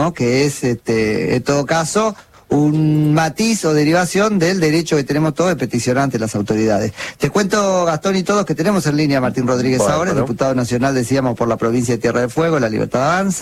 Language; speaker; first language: Spanish; native; Spanish